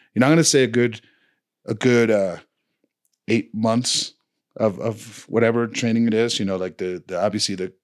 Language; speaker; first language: English; non-native, fluent; Spanish